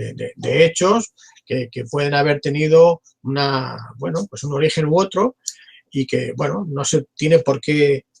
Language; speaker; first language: Spanish; native; Spanish